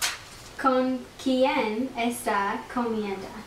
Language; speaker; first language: Spanish; non-native, learner; English